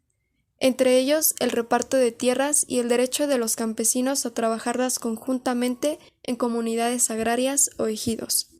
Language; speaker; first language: Spanish; native; Spanish